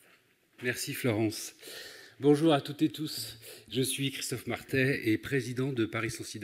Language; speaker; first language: French; native; French